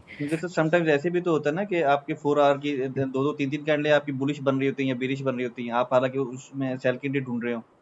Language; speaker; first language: Urdu; non-native, local second language; Punjabi